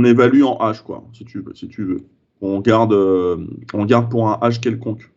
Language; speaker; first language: French; native; French